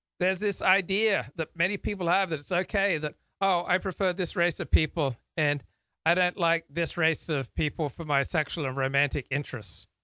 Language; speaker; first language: English; native; English